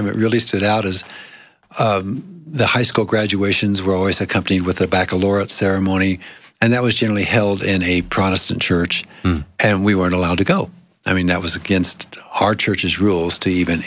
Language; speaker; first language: English; native; English